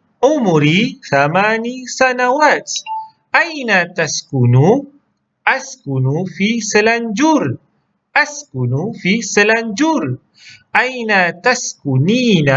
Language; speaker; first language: Arabic; non-native, local second language; Malay